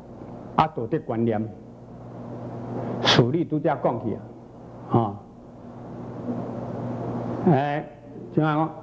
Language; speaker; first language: Chinese; native; Chinese